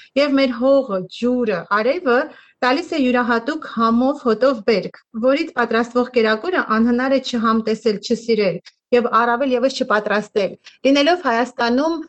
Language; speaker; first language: Armenian; native; Armenian